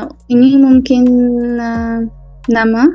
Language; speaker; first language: Indonesian; non-native, learner; Arabic